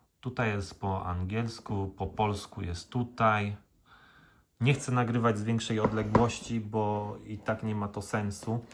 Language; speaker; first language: Polish; native; Polish